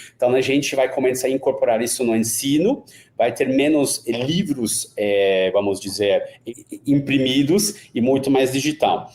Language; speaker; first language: Portuguese; non-native, fluent; Hungarian